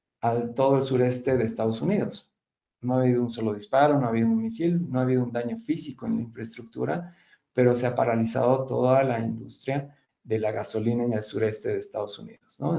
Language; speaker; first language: Spanish; native; Spanish